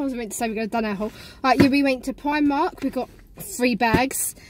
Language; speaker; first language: English; native; English